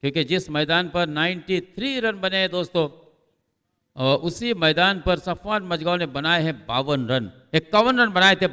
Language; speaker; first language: Hindi; non-native, local second language; Marathi